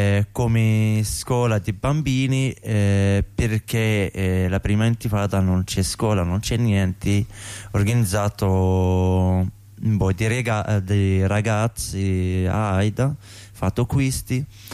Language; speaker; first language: Italian; non-native, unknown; Arabic